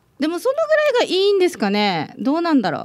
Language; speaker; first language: Japanese; native; Japanese